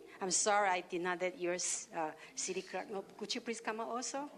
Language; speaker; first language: English; non-native, learner; Chinese